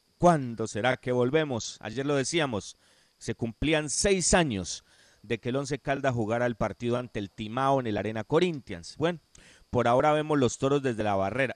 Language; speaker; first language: Spanish; native; Spanish